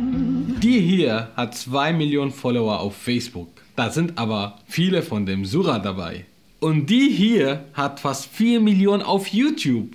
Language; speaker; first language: German; non-native, fluent; Arabic